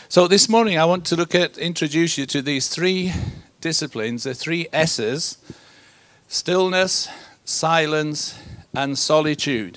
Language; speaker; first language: English; native; English